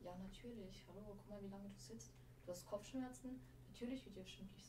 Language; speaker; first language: German; native; German